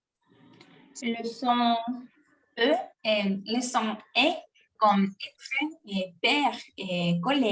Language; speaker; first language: French; non-native, learner; Spanish